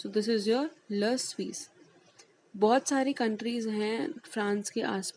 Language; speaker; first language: Hindi; native; Hindi